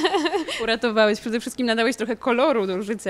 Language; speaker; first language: Polish; native; Polish